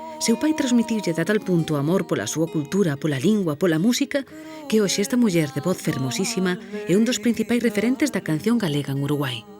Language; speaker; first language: Galician; native; Galician